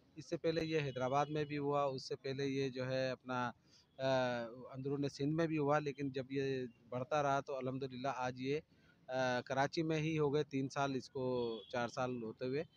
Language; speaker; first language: Urdu; non-native, local second language; Sindhi